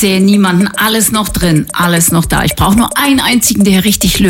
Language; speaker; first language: German; native; German